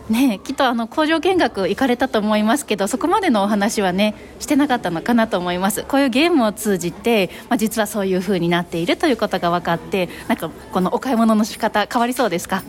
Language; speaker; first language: Japanese; native; Japanese